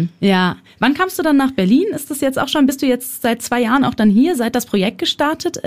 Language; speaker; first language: German; native; German